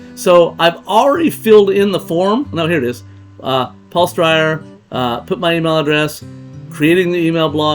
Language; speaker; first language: English; native; English